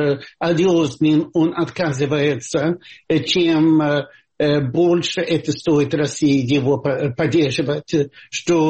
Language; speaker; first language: Russian; non-native, fluent; Swedish